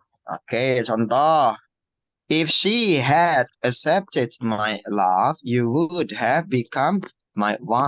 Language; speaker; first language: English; non-native, fluent; Indonesian